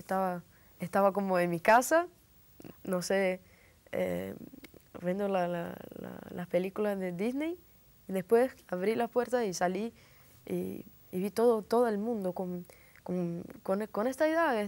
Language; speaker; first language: Spanish; non-native, fluent; Portuguese